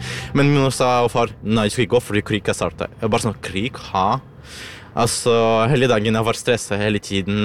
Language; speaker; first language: Norwegian; early bilingual, other home language; Ukrainian